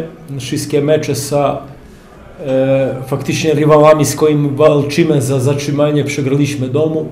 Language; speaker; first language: Polish; non-native, fluent; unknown